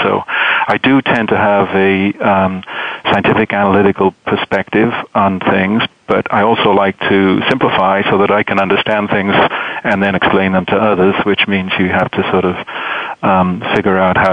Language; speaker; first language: English; native; English